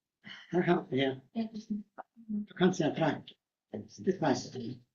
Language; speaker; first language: German; non-native, learner; Tibetan